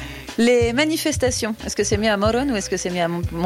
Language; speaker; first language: French; native; French